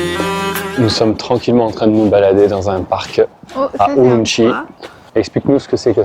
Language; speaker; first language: French; native; French